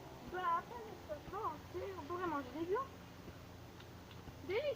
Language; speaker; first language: French; native; French